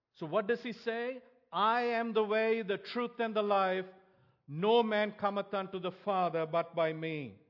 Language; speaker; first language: English; non-native, local second language; Tamil